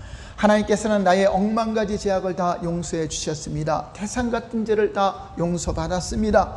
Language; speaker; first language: Korean; native; Korean